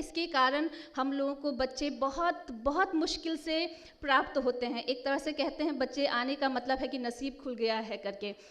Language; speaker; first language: Hindi; non-native, local second language; Nepali